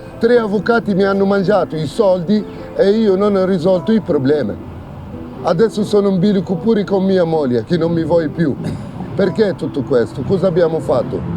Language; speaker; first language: Italian; non-native, fluent; Arabic